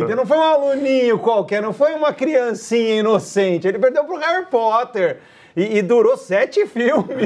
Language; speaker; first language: Portuguese; native; Portuguese